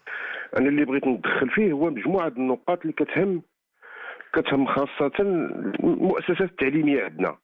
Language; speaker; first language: Arabic; native; Arabic